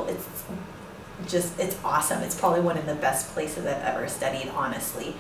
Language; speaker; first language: English; native; English